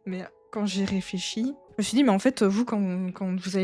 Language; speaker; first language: French; native; French